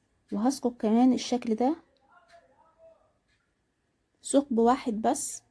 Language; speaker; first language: Arabic; native; Arabic